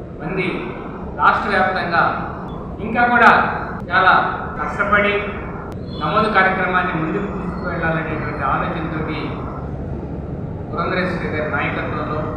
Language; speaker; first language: Telugu; native; Telugu